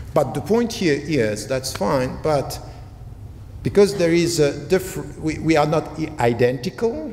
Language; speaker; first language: English; non-native, fluent; French